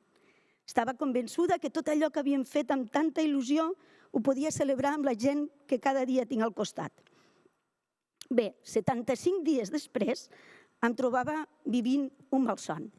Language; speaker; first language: Catalan; native; Catalan